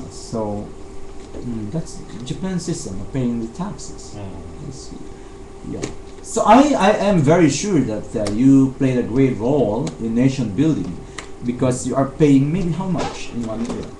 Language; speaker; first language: English; non-native, fluent; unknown